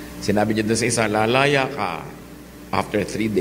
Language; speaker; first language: Filipino; native; Filipino